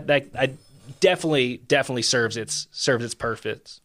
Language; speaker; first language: English; native; English